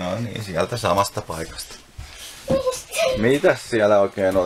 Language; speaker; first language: Finnish; native; Finnish